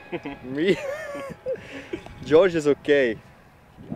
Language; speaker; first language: English; non-native, learner; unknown